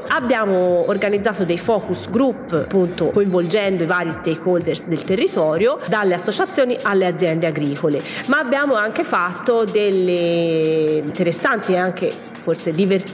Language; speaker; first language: Italian; native; Italian